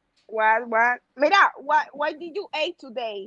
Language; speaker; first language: English; non-native, local second language; Spanish